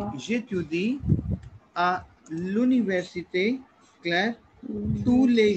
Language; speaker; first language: French; non-native, learner; Hindi